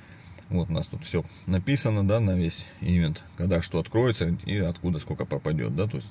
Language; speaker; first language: Russian; native; Russian